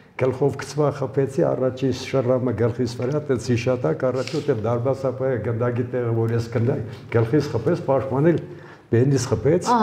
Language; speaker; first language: Armenian; early bilingual, other home language; Ukrainian